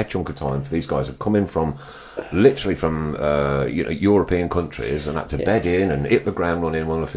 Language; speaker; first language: English; native; English